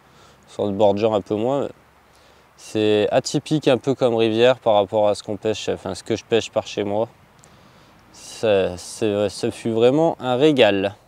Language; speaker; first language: French; native; French